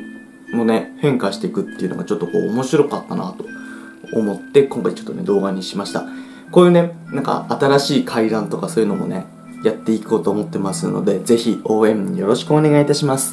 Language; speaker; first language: Japanese; native; Japanese